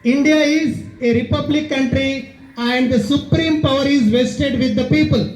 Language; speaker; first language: English; non-native, local second language; Telugu